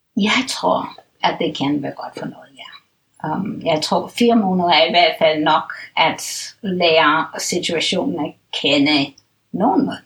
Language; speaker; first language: Danish; non-native, fluent; English